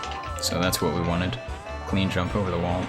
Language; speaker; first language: English; native; English